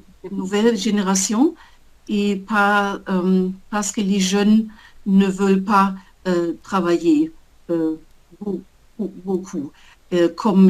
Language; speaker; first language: French; non-native, learner; German